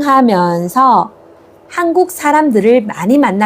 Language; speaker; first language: Korean; non-native, fluent; Thai